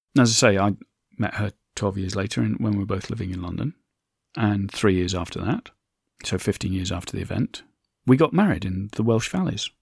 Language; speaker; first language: English; native; English